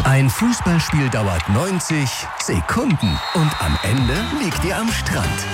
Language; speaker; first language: German; native; German